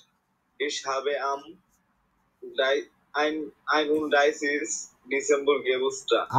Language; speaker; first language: German; non-native, learner; Bangla